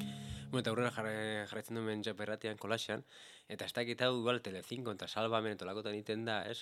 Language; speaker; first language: Basque; native; Basque